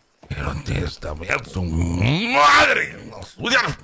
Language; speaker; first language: Spanish; non-native, learner; French